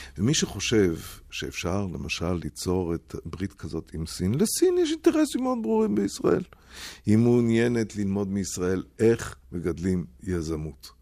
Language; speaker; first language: Hebrew; non-native, fluent; German